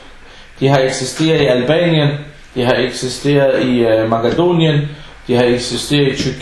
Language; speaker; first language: Danish; non-native, fluent; Arabic